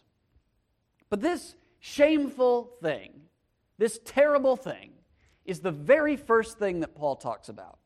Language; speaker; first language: English; native; English